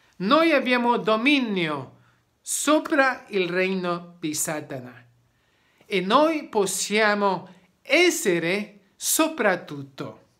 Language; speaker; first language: Italian; non-native, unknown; Spanish